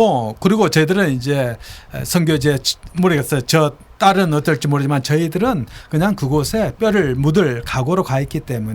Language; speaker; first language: Korean; native; Korean